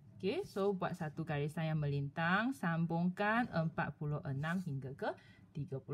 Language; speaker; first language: Malay; non-native, local second language; Chinese